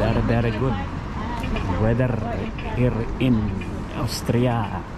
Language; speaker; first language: English; non-native, local second language; Filipino